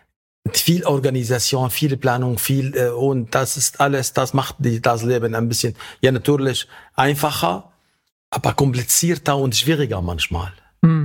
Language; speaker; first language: German; non-native, learner; Arabic